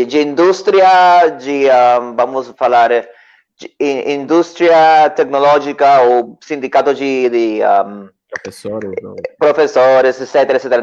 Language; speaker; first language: Portuguese; non-native, learner; Spanish